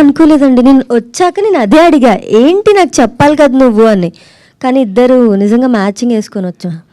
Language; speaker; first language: Telugu; native; Telugu